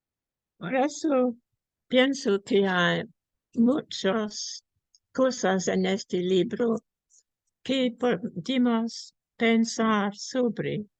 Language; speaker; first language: Spanish; non-native, fluent; English